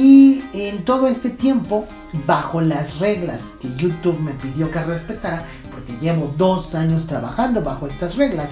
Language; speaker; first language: Spanish; native; Spanish